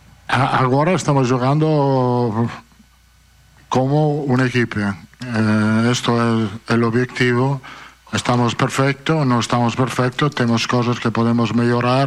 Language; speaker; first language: Portuguese; non-native, fluent; Italian